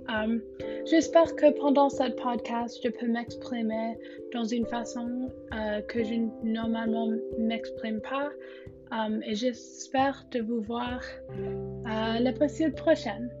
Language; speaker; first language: French; non-native, learner; English